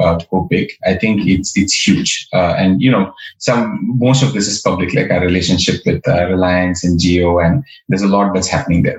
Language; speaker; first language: English; non-native, local second language; Marathi